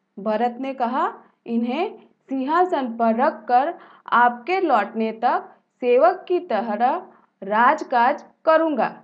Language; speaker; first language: Hindi; non-native, local second language; Gujarati